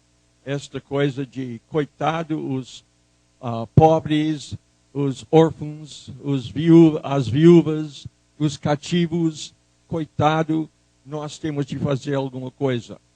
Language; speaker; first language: Portuguese; non-native, fluent; English